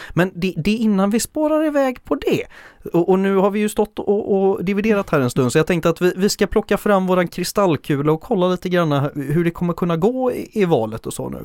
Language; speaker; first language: Swedish; native; Swedish